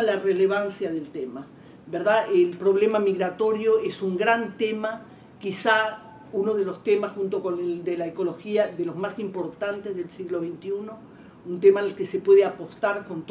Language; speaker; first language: Spanish; native; Spanish